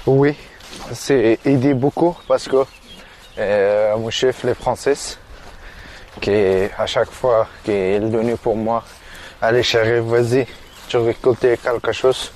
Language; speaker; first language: French; non-native, learner; Persian